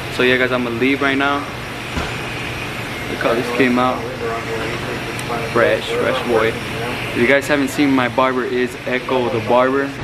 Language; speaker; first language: English; early bilingual, other home language; Spanish